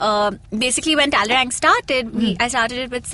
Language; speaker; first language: English; non-native, local second language; Hindi